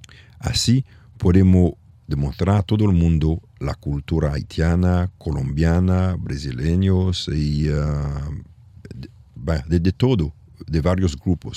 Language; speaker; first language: Spanish; non-native, learner; French